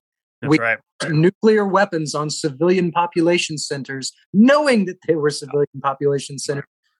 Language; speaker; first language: English; native; English